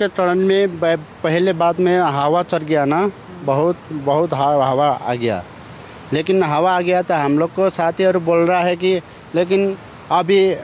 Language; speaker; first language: Hindi; non-native, learner; Nepali